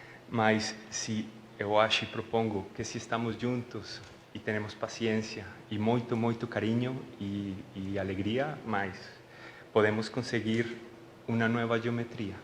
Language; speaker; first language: Portuguese; non-native, learner; Spanish